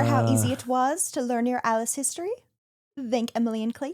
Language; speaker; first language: English; native; English